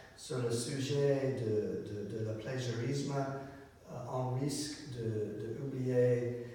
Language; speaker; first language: French; non-native, learner; English